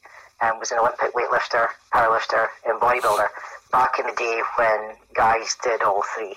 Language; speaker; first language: English; native; English